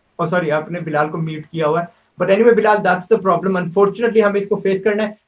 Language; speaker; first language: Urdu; native; Urdu